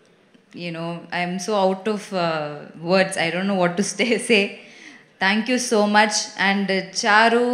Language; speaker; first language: Telugu; non-native, learner; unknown